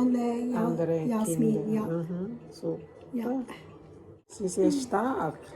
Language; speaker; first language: German; non-native, learner; Thai